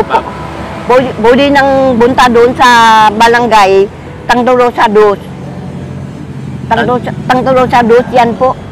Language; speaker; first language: Filipino; non-native, learner; Vietnamese